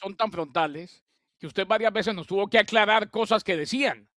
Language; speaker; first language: Spanish; native; Spanish